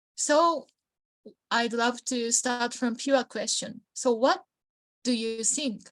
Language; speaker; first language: English; non-native, learner; Japanese